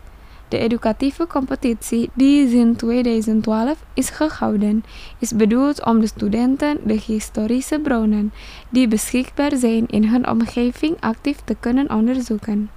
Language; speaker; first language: Dutch; non-native, fluent; Indonesian